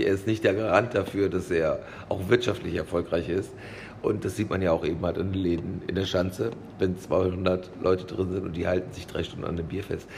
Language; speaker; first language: German; native; German